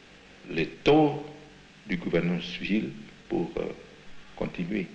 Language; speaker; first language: French; non-native, fluent; Indonesian